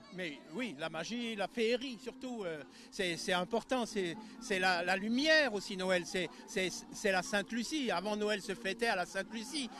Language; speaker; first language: French; native; French